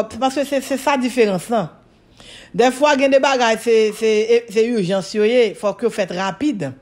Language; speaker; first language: French; non-native, local second language; Haitian Creole